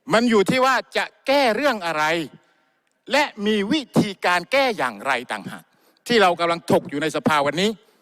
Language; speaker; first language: Thai; non-native, local second language; Malay